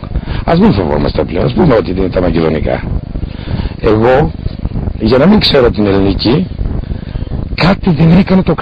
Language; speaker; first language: Greek; non-native, local second language; Macedonian